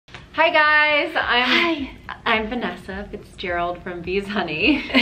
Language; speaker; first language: English; native; English